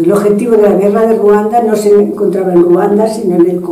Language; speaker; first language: Spanish; non-native, fluent; French